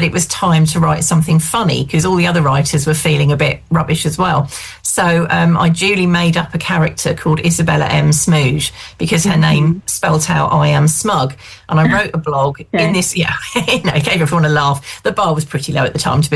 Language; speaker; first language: English; native; English